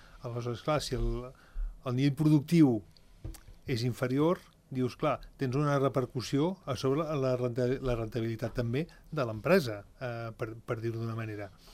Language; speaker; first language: Catalan; native; Catalan